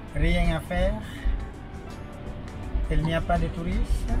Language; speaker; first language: French; non-native, fluent; Indonesian